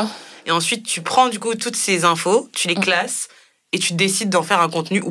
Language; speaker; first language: French; native; French